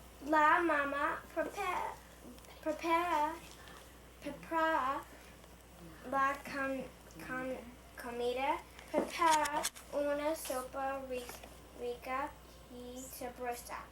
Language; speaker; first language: Spanish; non-native, learner; English